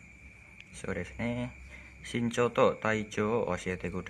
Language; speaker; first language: Japanese; non-native, learner; Indonesian